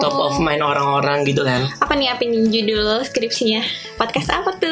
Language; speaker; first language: Indonesian; native; Indonesian